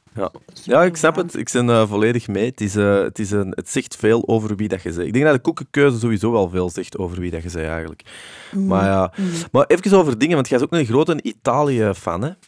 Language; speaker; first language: Dutch; native; Dutch